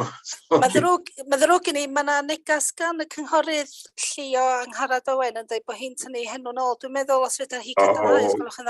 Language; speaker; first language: Welsh; native; Welsh